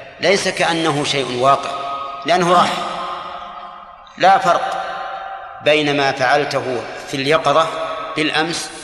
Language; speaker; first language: Arabic; native; Arabic